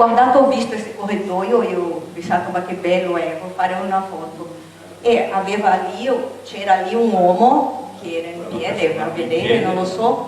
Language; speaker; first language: Italian; non-native, fluent; Portuguese